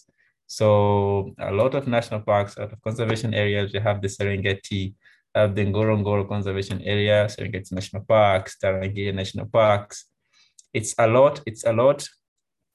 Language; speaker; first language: English; non-native, local second language; Swahili